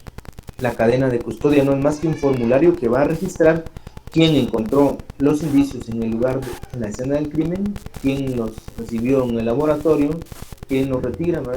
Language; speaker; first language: Spanish; native; Spanish